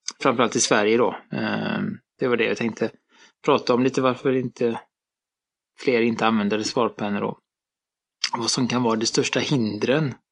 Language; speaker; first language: Swedish; native; Swedish